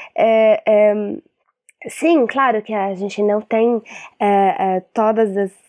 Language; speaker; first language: Portuguese; non-native, fluent; Arabic